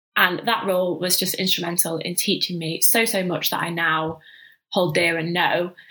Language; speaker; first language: English; native; English